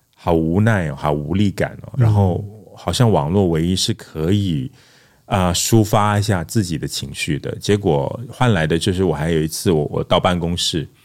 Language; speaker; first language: Chinese; non-native, local second language; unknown